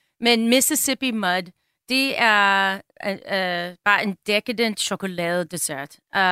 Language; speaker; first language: Danish; non-native, fluent; English